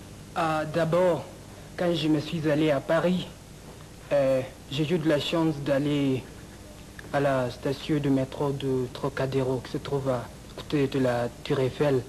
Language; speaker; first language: French; non-native, learner; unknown